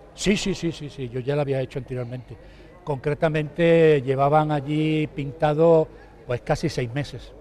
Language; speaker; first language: Spanish; native; Spanish